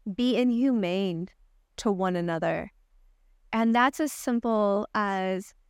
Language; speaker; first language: English; native; English